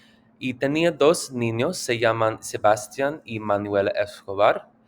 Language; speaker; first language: Spanish; non-native, learner; English